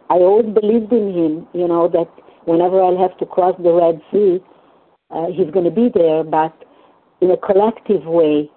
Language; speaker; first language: English; non-native, fluent; Hungarian